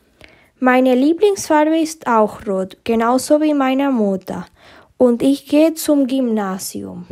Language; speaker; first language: German; early bilingual, heritage; German